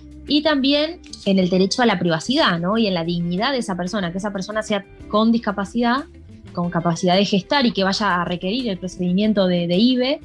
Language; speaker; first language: Spanish; native; Spanish